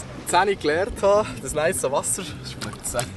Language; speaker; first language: German; native; German